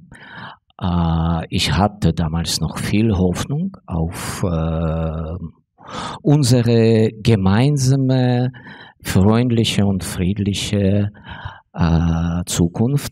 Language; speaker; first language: German; non-native, fluent; Ukrainian